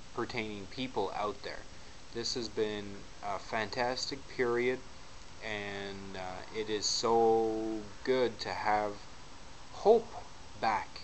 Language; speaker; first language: English; native; English